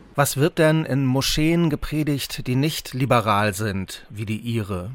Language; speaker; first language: German; native; German